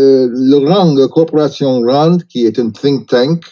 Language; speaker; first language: French; non-native, learner; English